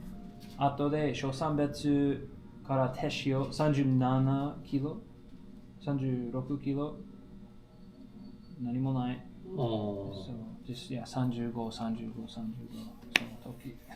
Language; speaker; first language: Japanese; non-native, learner; English